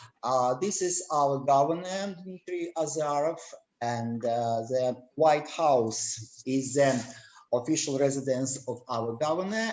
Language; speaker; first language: English; non-native, learner; Russian